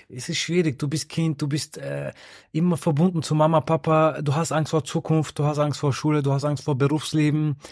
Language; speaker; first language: German; early bilingual, other home language; Turkish